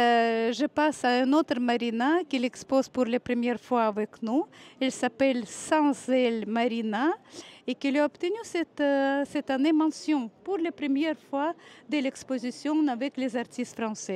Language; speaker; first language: French; non-native, fluent; Russian